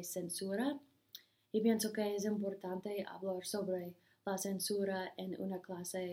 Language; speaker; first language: Spanish; non-native, learner; English